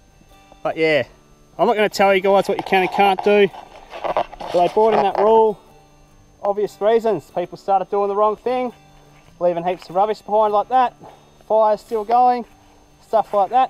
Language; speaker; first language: English; native; English